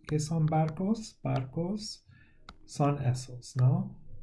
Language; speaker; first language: Spanish; non-native, fluent; English